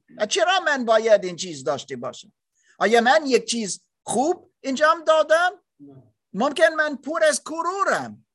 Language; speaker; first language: Persian; non-native, learner; German